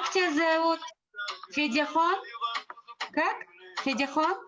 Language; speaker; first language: Russian; non-native, learner; Uzbek